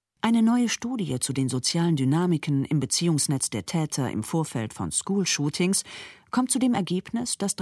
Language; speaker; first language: German; native; German